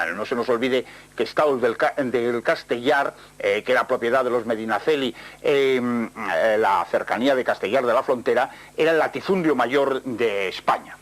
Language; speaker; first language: Spanish; native; Spanish